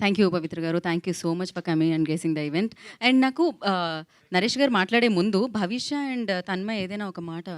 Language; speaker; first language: Telugu; native; Telugu